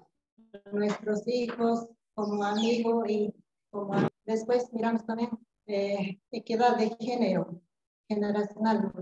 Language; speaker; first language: Spanish; non-native, local second language; Quechua